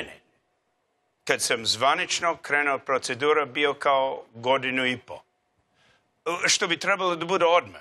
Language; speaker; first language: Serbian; non-native, learner; English